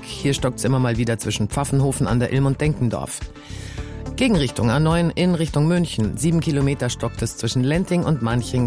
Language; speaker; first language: German; native; German